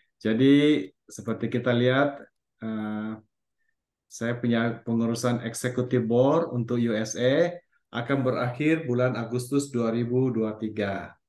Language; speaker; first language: Indonesian; native; Indonesian